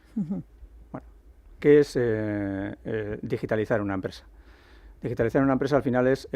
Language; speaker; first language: Spanish; native; Spanish